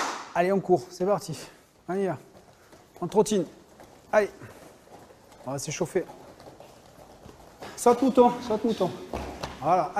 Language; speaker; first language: French; native; French